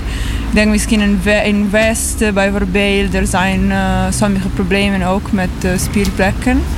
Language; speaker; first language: Dutch; non-native, learner; Italian